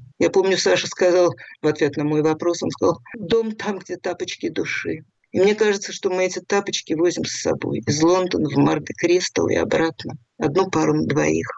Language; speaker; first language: Russian; native; Russian